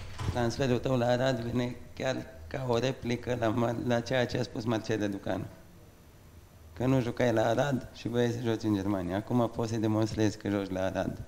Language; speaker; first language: Romanian; native; Romanian